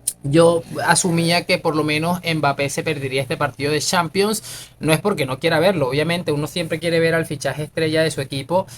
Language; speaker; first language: Spanish; native; Spanish